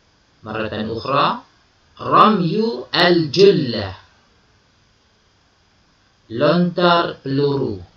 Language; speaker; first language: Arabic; non-native, fluent; Malay